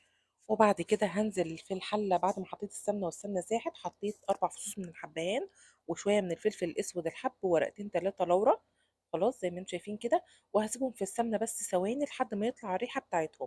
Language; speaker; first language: Arabic; native; Arabic